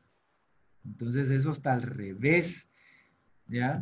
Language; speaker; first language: Spanish; native; Spanish